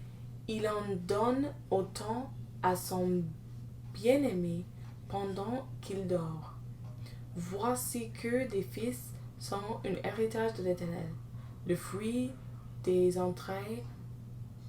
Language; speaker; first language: French; non-native, learner; English